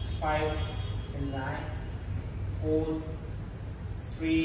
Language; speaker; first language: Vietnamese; non-native, learner; Hindi